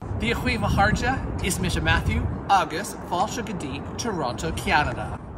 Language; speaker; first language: Irish; non-native, fluent; English